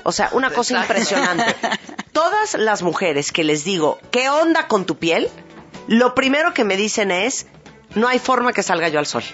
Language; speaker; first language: Spanish; native; Spanish